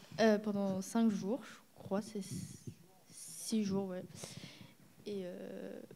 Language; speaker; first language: French; native; French